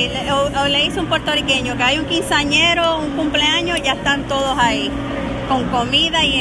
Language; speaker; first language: Spanish; native; Spanish